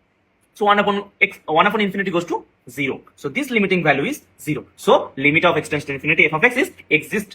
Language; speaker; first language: English; non-native, local second language; Hindi